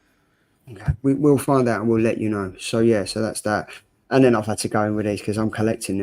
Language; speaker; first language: English; native; English